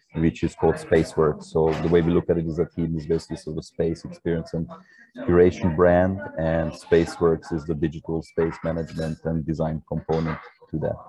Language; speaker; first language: English; non-native, fluent; Hungarian